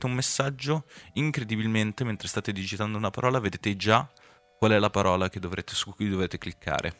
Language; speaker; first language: Italian; native; Italian